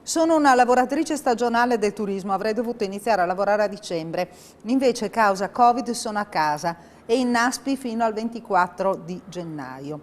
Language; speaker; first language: Italian; native; Italian